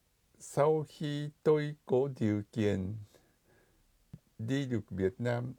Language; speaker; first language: Vietnamese; non-native, fluent; Japanese